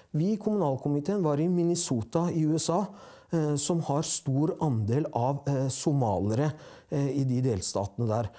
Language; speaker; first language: Norwegian; early bilingual, other home language; Persian